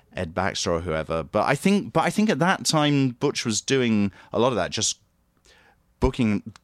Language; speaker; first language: English; native; English